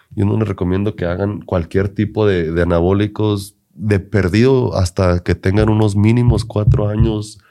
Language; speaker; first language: Spanish; early bilingual, heritage; Spanish